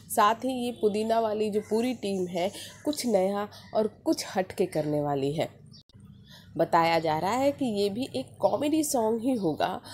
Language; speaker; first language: Hindi; native; Hindi